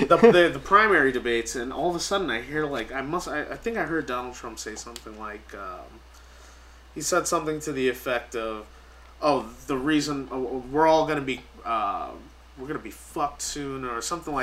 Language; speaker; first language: English; native; English